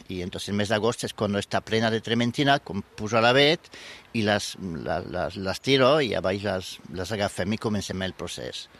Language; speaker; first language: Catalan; non-native, fluent; French